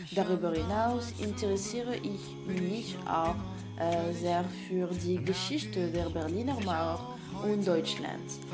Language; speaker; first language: German; non-native, learner; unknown